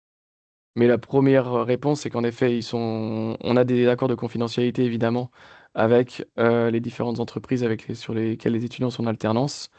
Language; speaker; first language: French; native; French